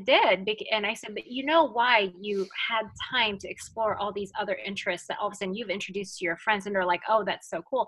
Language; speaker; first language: English; early bilingual, other home language; Filipino